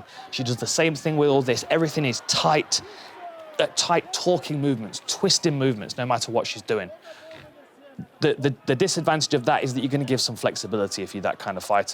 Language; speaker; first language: English; native; English